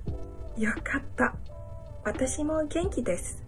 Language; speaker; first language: Japanese; non-native, learner; Malay